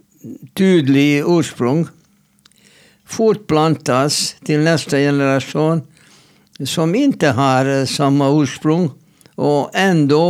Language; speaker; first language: Swedish; non-native, fluent; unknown